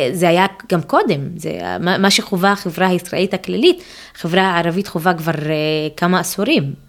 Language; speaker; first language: Hebrew; non-native, local second language; Arabic